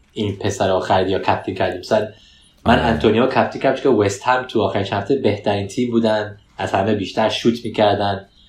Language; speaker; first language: Persian; early bilingual, heritage; Persian